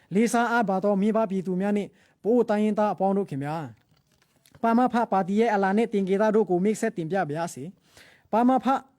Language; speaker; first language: Burmese; non-native, local second language; Pa'o Karen